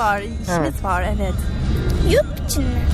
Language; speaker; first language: Turkish; non-native, learner; English